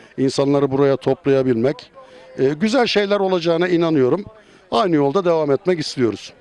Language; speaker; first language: Turkish; native; Turkish